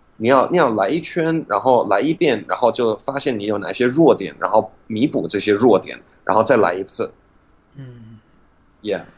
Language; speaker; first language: Chinese; non-native, fluent; English